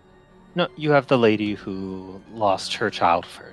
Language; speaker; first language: English; native; English